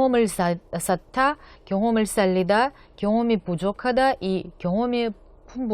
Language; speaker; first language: Korean; non-native, fluent; Russian